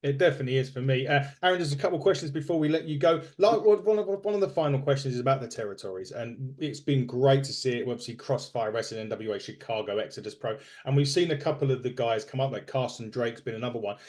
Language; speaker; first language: English; native; English